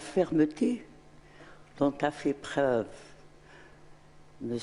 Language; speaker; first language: French; non-native, local second language; Arabic